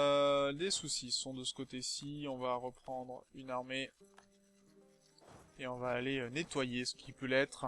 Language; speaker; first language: French; native; French